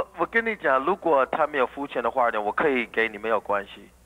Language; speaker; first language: Chinese; non-native, learner; English